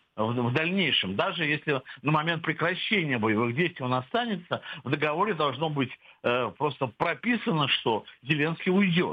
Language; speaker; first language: Russian; native; Russian